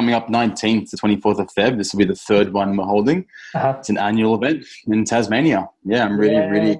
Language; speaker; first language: English; native; English